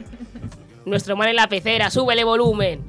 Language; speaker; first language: Spanish; native; Spanish